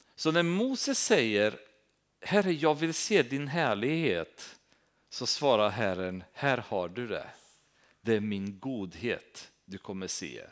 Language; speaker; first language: Swedish; non-native, fluent; Romanian